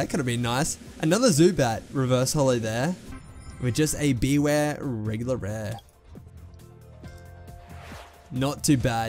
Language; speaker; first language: English; native; English